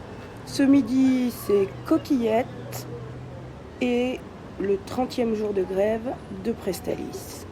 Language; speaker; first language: French; native; French